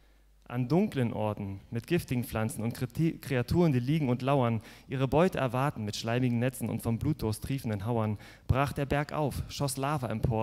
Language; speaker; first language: German; native; German